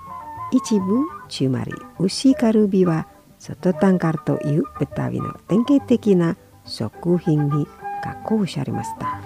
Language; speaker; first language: Japanese; non-native, fluent; Indonesian